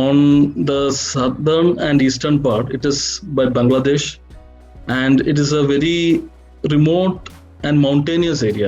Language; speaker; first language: English; non-native, local second language; Malayalam